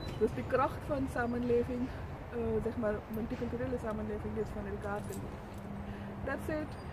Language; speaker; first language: Dutch; non-native, fluent; Urdu